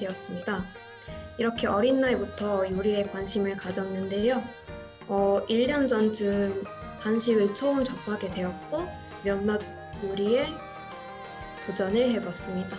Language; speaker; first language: Korean; non-native, fluent; Arabic